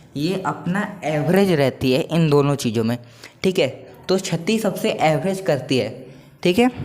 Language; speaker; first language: Hindi; non-native, local second language; Marathi